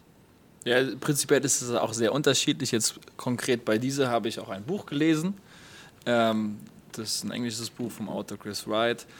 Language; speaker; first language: German; native; German